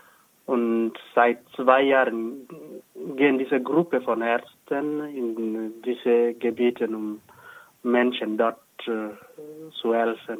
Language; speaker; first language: German; non-native, fluent; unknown